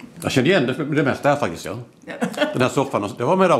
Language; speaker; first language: Swedish; native; Swedish